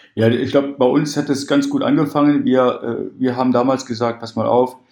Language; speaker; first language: German; native; German